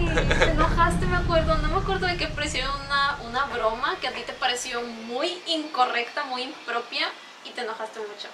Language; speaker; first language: Spanish; native; Spanish